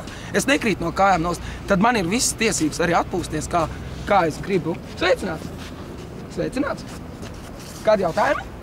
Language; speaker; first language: Latvian; native; Latvian